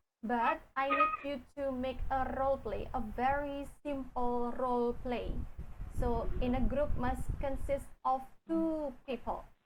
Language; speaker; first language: English; non-native, fluent; Indonesian